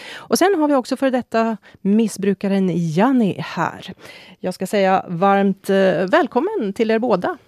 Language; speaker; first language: Swedish; native; Swedish